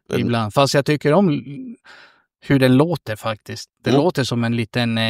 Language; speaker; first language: Swedish; native; Swedish